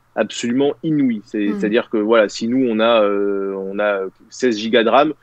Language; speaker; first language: French; native; French